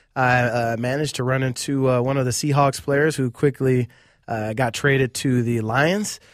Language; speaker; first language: English; native; English